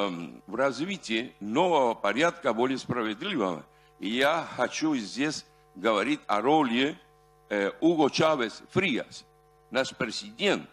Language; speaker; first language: Russian; non-native, fluent; Spanish